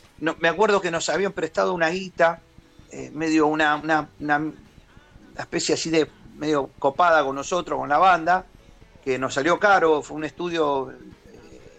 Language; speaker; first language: Spanish; native; Spanish